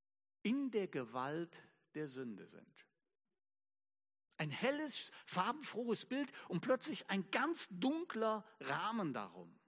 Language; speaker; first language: German; native; German